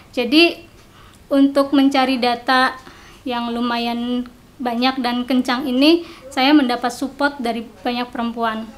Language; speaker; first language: Indonesian; non-native, local second language; Sundanese